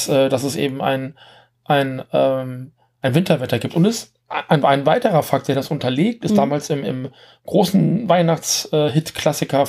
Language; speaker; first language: German; native; German